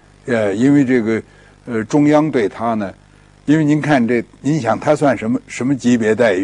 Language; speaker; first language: Chinese; native; Chinese